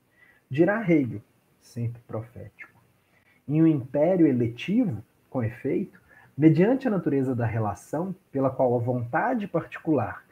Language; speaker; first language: Portuguese; native; Portuguese